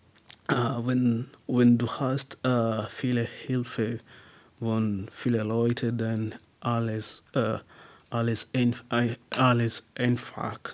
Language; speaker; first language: German; non-native, learner; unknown